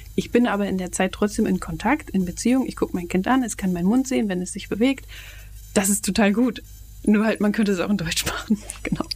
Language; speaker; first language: German; native; German